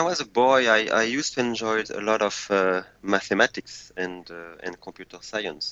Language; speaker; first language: English; non-native, fluent; French